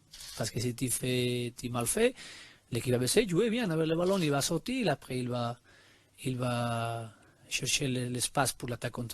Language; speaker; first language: French; non-native, learner; Spanish